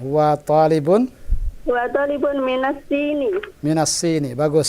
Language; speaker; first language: Arabic; non-native, fluent; Indonesian